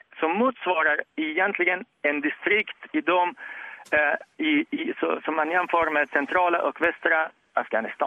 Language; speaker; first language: Swedish; non-native, fluent; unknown